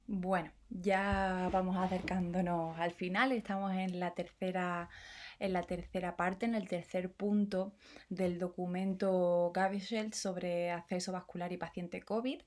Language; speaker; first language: Spanish; native; Spanish